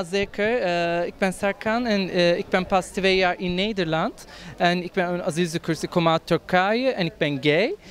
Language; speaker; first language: Dutch; non-native, learner; Turkish